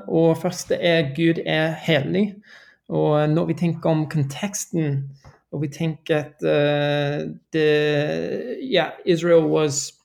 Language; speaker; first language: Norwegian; non-native, learner; English